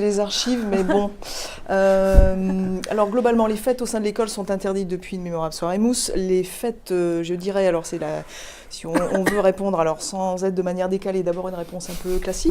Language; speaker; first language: French; native; French